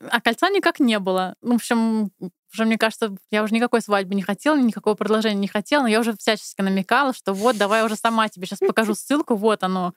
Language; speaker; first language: Russian; native; Russian